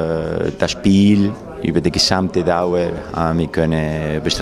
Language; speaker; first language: German; non-native, fluent; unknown